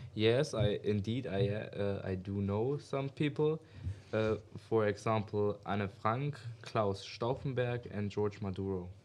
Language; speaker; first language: English; non-native, learner; German